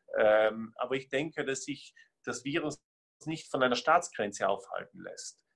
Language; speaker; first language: German; native; German